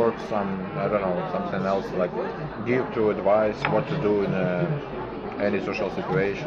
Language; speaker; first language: English; non-native, learner; Russian